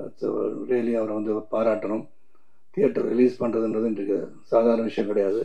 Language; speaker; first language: Tamil; native; Tamil